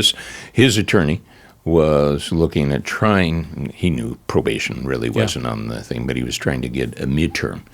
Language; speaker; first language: English; native; English